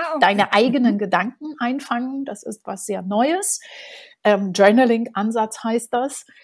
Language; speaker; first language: German; non-native, fluent; Romanian